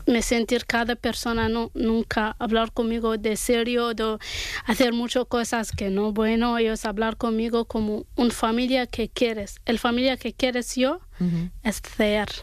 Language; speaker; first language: Spanish; non-native, learner; Arabic